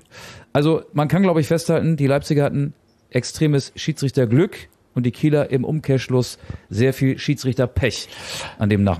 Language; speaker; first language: German; native; German